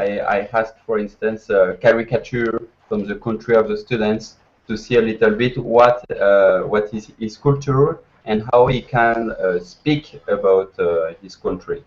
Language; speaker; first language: English; non-native, learner; French